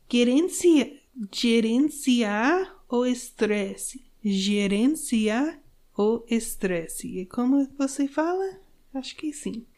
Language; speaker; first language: Portuguese; non-native, learner; English